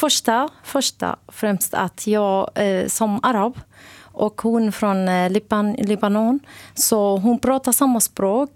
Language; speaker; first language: Swedish; non-native, learner; Arabic